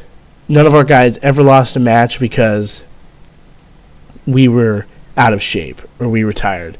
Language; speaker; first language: English; native; English